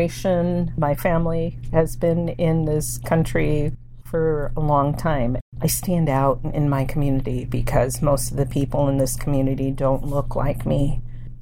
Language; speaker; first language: English; early bilingual, other home language; Spanish